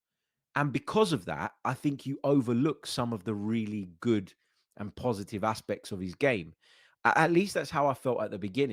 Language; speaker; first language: English; native; English